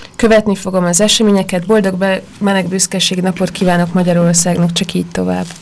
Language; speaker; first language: Hungarian; native; Hungarian